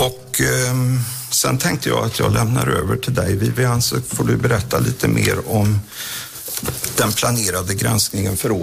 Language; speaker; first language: Swedish; native; Swedish